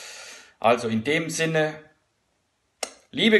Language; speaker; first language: German; native; German